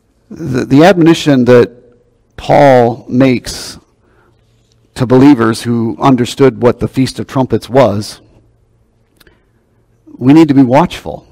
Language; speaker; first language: English; native; English